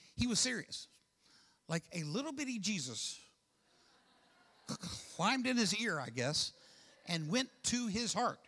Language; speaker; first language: English; native; English